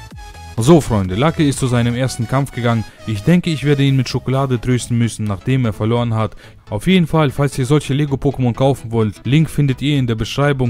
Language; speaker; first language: German; native; German